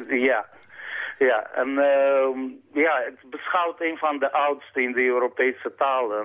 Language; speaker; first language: Dutch; non-native, fluent; Armenian